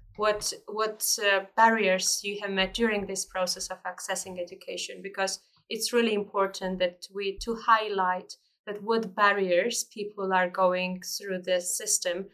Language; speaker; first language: English; non-native, fluent; Georgian